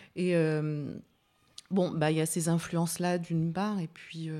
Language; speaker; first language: French; native; French